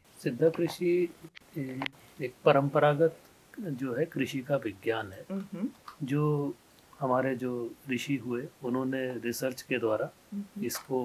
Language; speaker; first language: Hindi; native; Hindi